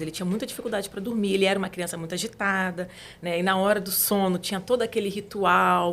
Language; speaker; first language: Portuguese; native; Portuguese